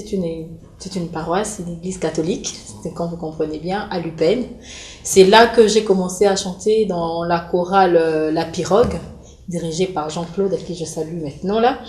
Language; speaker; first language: French; non-native, local second language; Lingala